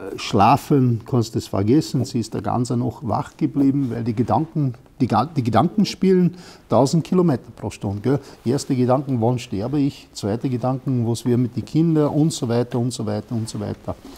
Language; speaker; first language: German; non-native, fluent; English